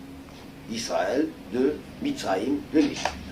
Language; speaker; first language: French; native; French